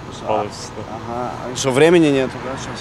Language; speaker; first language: Russian; native; Russian